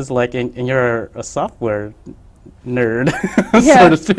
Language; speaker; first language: English; early bilingual, other home language; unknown